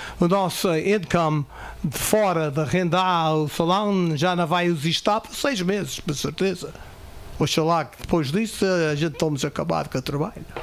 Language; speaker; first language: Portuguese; early bilingual, heritage; Portuguese